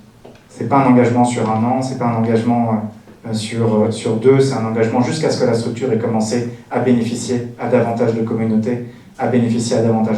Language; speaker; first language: French; native; French